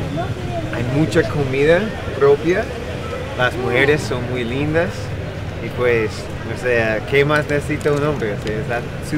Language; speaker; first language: Spanish; non-native, fluent; English